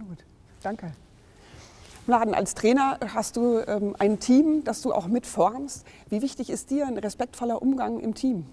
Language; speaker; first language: German; native; German